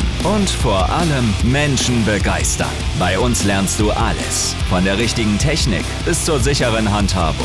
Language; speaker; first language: German; native; German